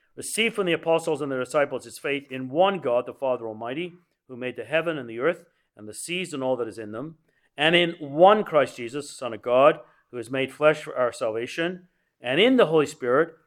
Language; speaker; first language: English; native; English